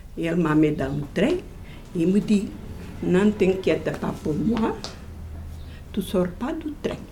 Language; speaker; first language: French; non-native, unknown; Portuguese